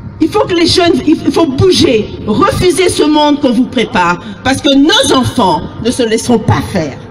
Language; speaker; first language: French; early bilingual, other home language; Lingala